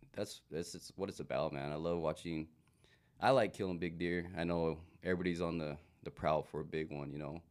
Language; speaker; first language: English; native; English